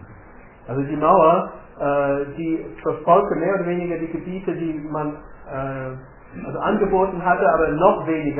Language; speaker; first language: German; native; German